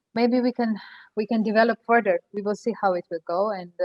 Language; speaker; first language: English; non-native, fluent; Slovenian